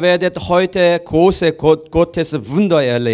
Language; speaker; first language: German; non-native, learner; Korean